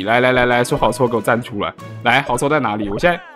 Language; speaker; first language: Chinese; native; Chinese